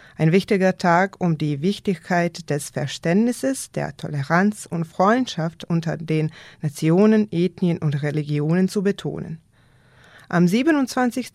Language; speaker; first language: German; non-native, fluent; Serbian